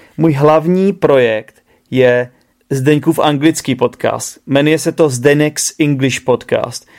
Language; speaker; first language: Czech; native; Czech